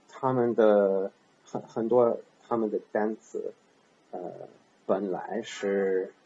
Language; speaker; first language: Chinese; non-native, learner; English